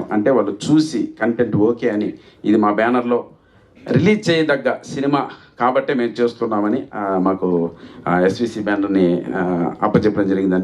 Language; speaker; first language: Telugu; native; Telugu